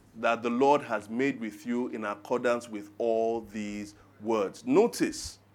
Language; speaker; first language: English; non-native, local second language; Yoruba